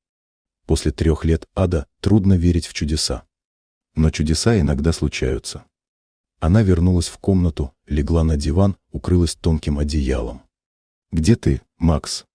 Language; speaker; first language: Russian; native; Russian